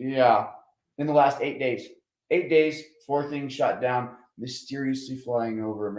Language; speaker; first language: English; native; English